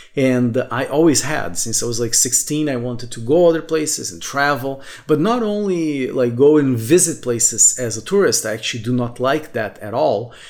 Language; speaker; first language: English; non-native, fluent; Portuguese